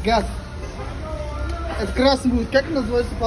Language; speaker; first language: Russian; non-native, local second language; Uzbek